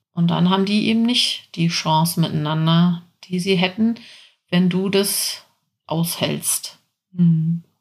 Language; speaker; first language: German; native; German